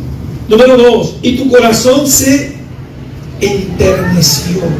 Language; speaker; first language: Spanish; native; Spanish